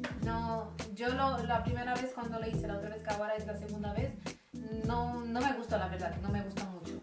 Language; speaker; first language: Spanish; non-native, fluent; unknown